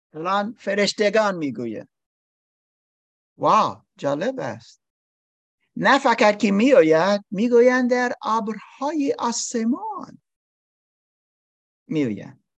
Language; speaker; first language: Persian; non-native, learner; English